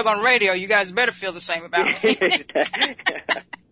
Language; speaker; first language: English; native; English